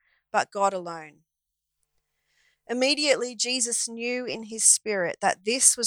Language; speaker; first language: English; native; English